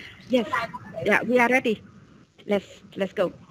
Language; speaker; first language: English; non-native, fluent; Vietnamese